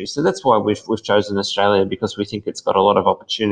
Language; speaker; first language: English; native; English